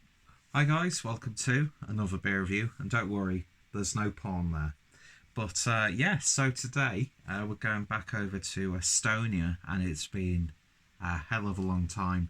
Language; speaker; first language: English; native; English